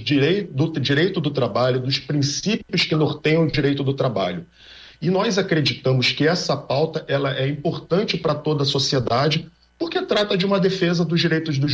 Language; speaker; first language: Portuguese; native; Portuguese